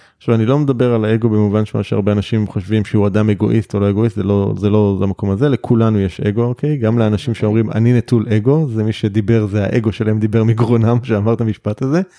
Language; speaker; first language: Hebrew; native; Hebrew